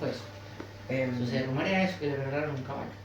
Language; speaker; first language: Spanish; native; Spanish